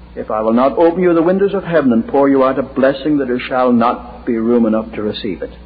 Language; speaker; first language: English; native; English